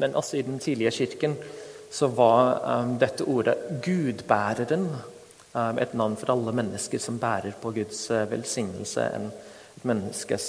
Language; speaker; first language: Norwegian; non-native, fluent; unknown